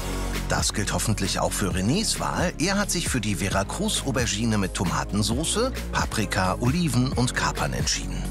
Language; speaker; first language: German; native; German